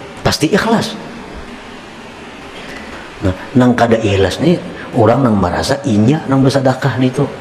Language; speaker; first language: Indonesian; non-native, local second language; Banjar